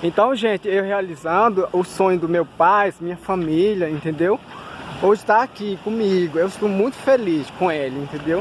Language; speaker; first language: Portuguese; non-native, local second language; Ticuna